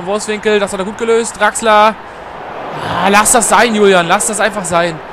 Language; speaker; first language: German; native; German